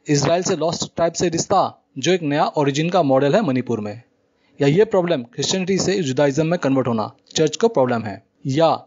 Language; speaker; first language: Hindi; native; Hindi